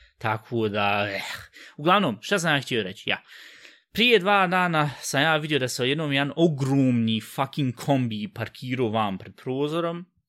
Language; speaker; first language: Bosnian; early bilingual, heritage; Bosnian